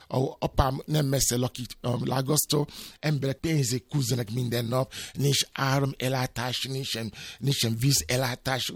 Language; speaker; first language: Hungarian; non-native, fluent; Yoruba